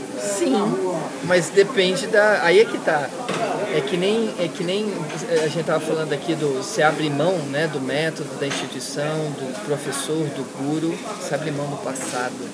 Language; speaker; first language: Portuguese; early bilingual, heritage; Portuguese